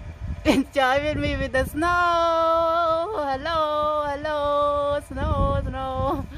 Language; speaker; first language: English; non-native, fluent; Khmer